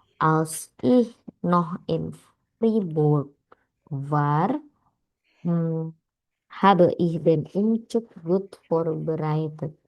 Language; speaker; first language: German; non-native, learner; Indonesian